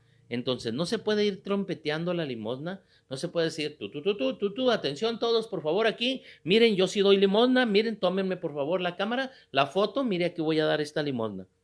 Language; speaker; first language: Spanish; native; Spanish